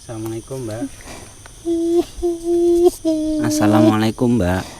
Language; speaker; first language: Indonesian; native; Indonesian